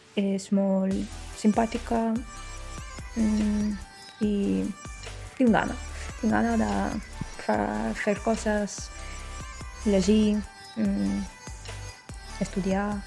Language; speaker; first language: Catalan; non-native, learner; Ukrainian